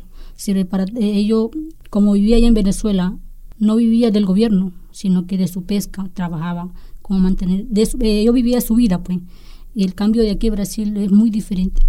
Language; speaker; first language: Spanish; non-native, local second language; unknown